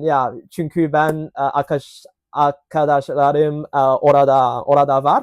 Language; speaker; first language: Turkish; non-native, learner; Cantonese